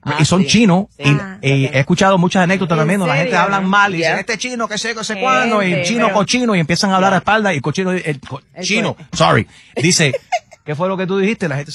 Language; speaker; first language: Spanish; early bilingual, heritage; Spanish